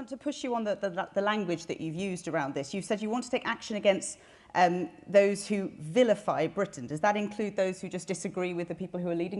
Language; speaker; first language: English; native; English